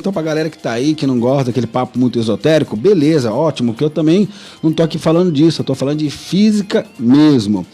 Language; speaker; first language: Portuguese; native; Portuguese